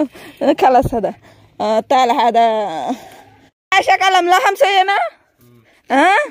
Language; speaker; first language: Arabic; non-native, learner; Bangla